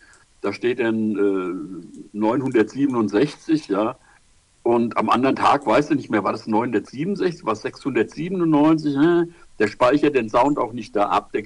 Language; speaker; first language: German; native; German